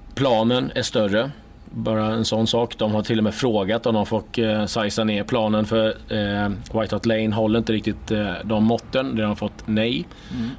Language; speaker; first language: Swedish; native; Swedish